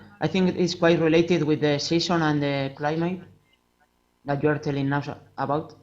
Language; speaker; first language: English; non-native, fluent; Spanish